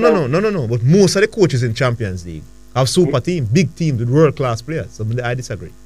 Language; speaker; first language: English; native; English